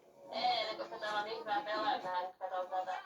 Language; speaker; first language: Finnish; native; Finnish